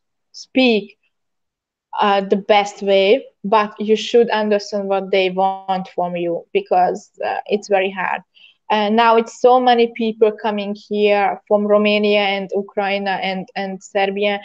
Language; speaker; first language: English; non-native, learner; Hungarian